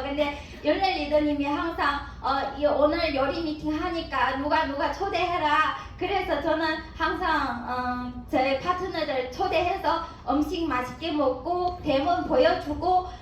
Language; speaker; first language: Korean; non-native, learner; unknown